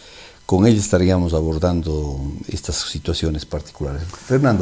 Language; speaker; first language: Spanish; native; Spanish